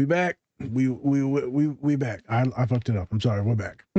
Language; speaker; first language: English; native; English